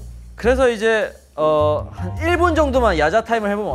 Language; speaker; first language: Korean; native; Korean